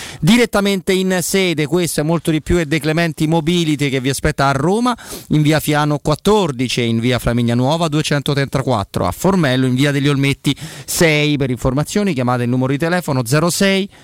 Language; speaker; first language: Italian; native; Italian